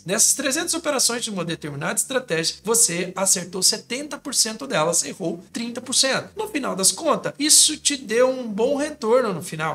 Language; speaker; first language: Portuguese; native; Portuguese